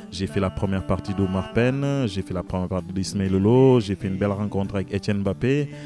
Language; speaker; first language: French; non-native, local second language; Wolof